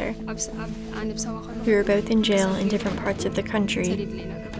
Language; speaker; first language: English; non-native, fluent; Arabic